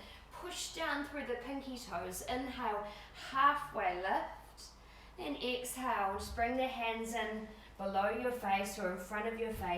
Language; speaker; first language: English; native; English